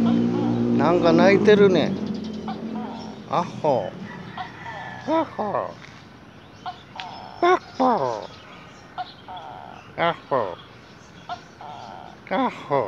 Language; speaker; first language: Japanese; native; Japanese